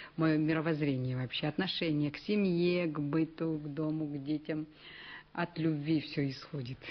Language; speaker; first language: Russian; non-native, local second language; Kazakh